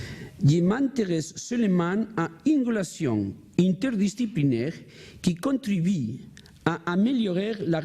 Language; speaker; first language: French; non-native, learner; Spanish